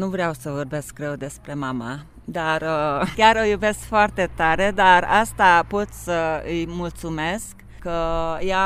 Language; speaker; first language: Romanian; non-native, local second language; Hungarian